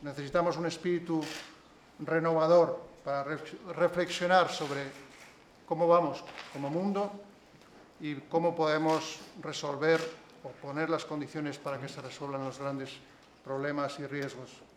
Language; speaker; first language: Spanish; native; Spanish